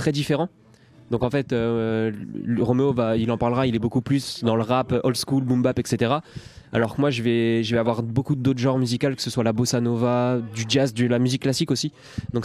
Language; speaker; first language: French; native; French